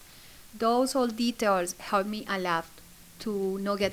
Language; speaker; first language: English; non-native, fluent; Spanish